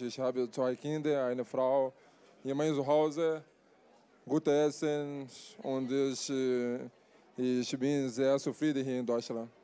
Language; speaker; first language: German; non-native, learner; Portuguese